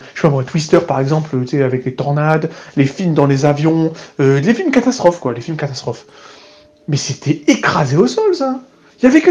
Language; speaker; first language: French; native; French